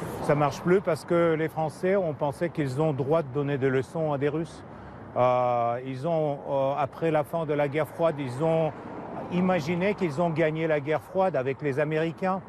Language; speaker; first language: French; non-native, fluent; Russian